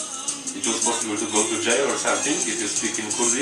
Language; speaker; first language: English; non-native, fluent; Polish